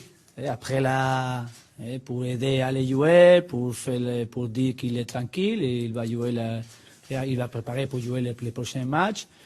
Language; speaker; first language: French; non-native, learner; Spanish